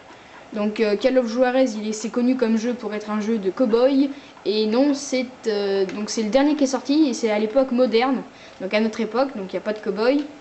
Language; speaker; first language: French; native; French